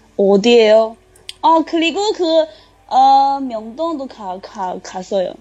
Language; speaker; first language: Korean; non-native, learner; Chinese